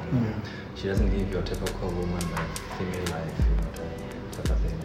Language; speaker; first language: English; non-native, local second language; Tswana